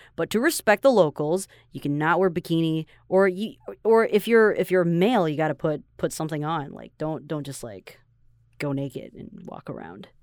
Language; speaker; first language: English; non-native, fluent; Chinese